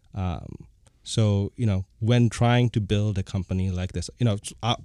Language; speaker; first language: English; non-native, fluent; Bangla